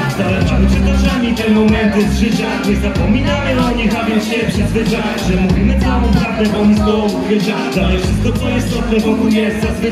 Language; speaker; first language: Polish; native; Polish